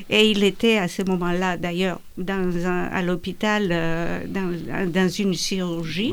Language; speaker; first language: French; non-native, fluent; Portuguese